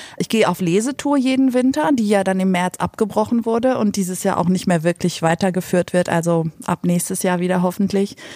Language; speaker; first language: German; native; German